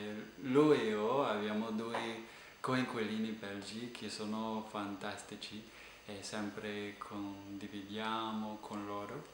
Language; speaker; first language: Italian; non-native, fluent; English